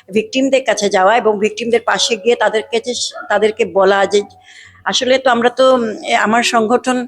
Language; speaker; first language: Bangla; native; Bangla